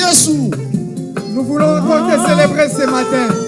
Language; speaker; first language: French; non-native, local second language; Lingala